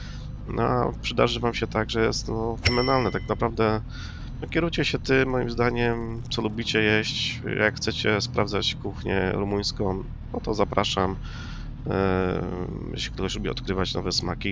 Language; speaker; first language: Polish; native; Polish